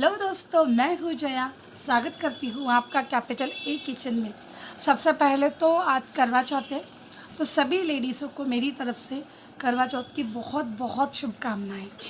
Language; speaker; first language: Hindi; non-native, local second language; Tulu